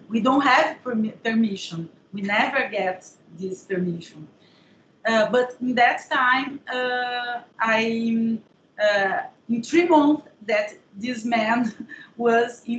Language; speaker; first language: English; non-native, learner; Portuguese